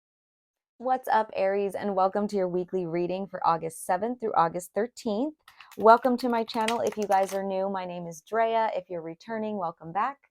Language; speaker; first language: English; native; English